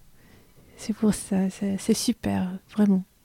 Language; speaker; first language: French; non-native, learner; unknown